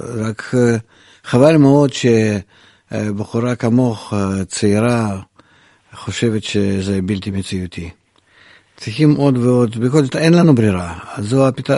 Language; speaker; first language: Hebrew; non-native, fluent; Russian